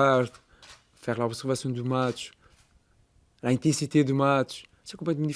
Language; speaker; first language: French; non-native, fluent; Portuguese